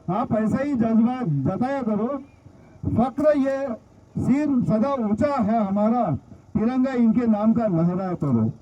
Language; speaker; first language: Hindi; non-native, local second language; Marathi